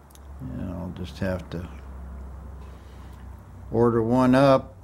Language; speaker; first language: English; native; English